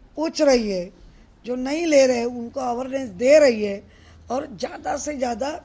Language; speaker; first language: Hindi; non-native, local second language; Marathi